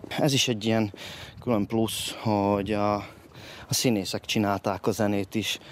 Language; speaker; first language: Hungarian; native; Hungarian